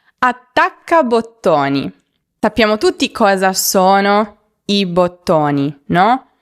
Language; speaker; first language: Italian; native; Italian